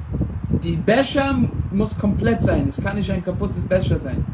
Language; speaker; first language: German; non-native, fluent; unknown